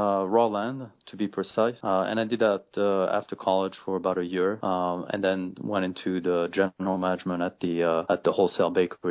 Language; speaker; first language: English; non-native, fluent; French